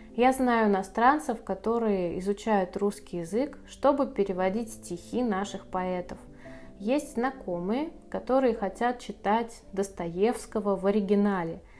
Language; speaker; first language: Russian; native; Russian